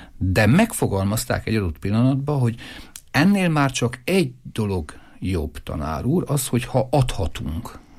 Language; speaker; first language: Hungarian; native; Hungarian